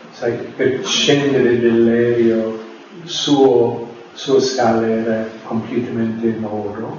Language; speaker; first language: Italian; non-native, fluent; English